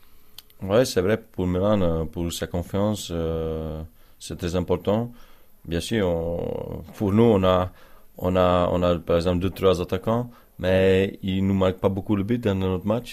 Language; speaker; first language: French; non-native, learner; Czech